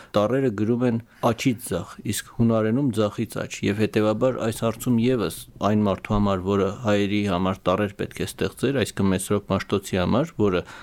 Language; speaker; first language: Armenian; native; Armenian